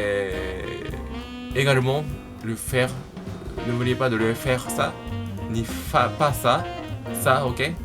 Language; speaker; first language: French; non-native, learner; Japanese